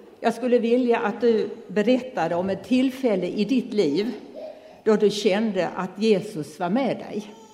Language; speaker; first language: Swedish; native; Swedish